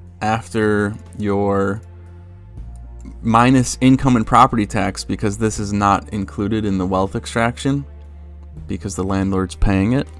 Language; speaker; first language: English; native; English